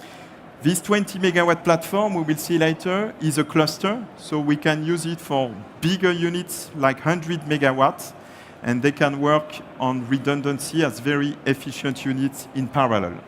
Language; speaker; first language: English; non-native, fluent; French